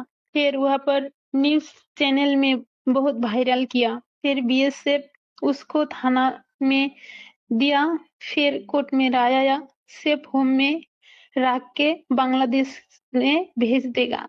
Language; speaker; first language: Hindi; non-native, learner; Bangla